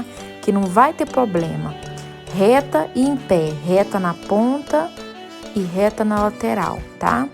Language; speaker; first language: Portuguese; native; Portuguese